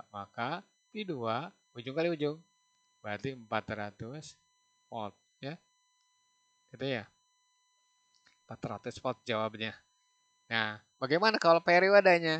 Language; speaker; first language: Indonesian; native; Indonesian